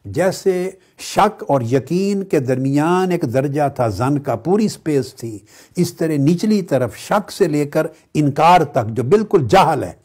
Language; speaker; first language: Urdu; native; Urdu